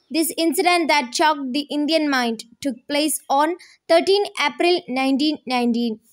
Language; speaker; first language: English; non-native, local second language; Malayalam